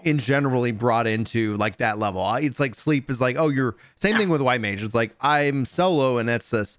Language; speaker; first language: English; native; English